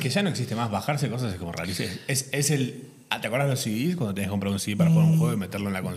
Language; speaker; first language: Spanish; native; Spanish